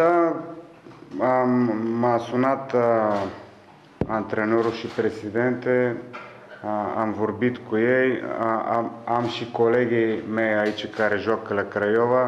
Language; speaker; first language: Romanian; non-native, learner; Bulgarian